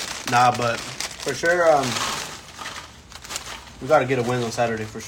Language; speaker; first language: English; early bilingual, other home language; Spanish